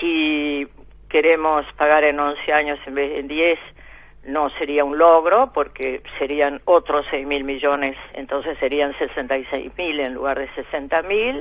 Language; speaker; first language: Spanish; native; Spanish